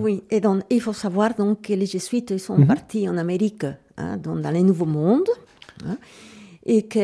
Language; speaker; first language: French; native; French